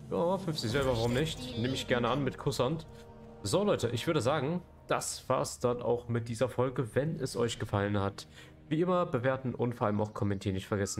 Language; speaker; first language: German; native; German